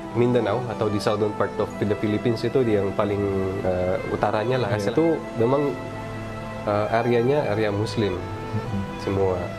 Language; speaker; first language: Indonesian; non-native, fluent; Filipino